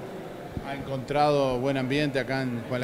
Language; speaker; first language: Spanish; native; Spanish